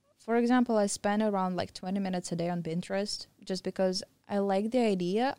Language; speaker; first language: English; non-native, fluent; Russian